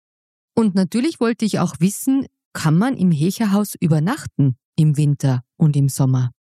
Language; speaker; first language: German; native; German